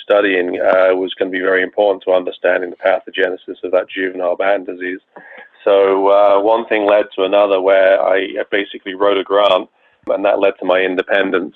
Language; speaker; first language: English; native; English